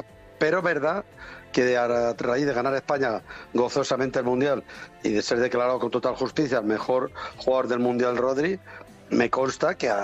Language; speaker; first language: Spanish; native; Spanish